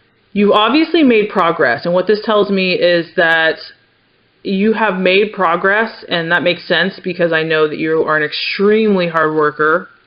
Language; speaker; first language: English; native; English